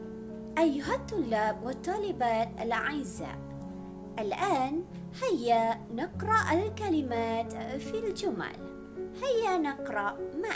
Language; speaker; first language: Arabic; non-native, fluent; Malay